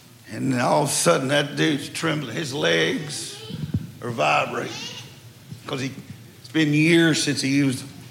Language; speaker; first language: English; native; English